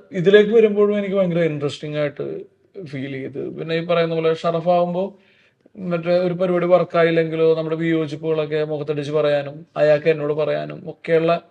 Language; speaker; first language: Malayalam; native; Malayalam